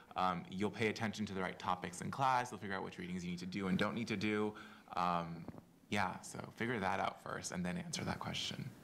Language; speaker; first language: English; native; English